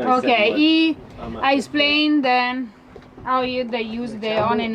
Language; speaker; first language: English; non-native, learner; Spanish